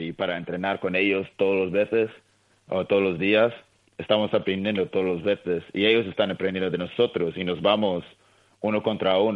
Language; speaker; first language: Spanish; early bilingual, heritage; Spanish